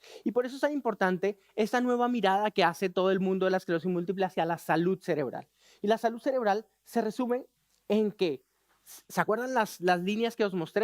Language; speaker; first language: Spanish; native; Spanish